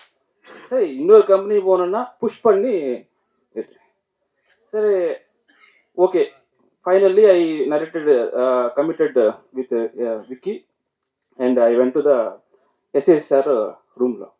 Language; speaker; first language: Tamil; non-native, learner; Telugu